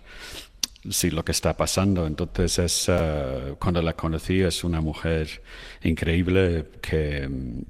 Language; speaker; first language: Spanish; non-native, fluent; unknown